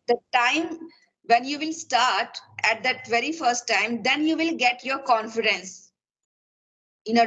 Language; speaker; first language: English; non-native, fluent; Hindi